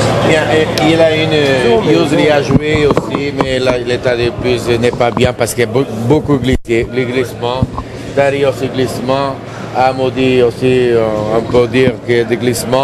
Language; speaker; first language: French; non-native, learner; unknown